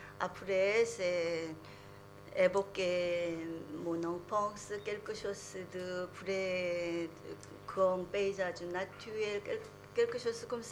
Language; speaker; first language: French; non-native, learner; Korean